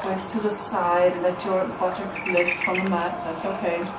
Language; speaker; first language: English; non-native, fluent; Swedish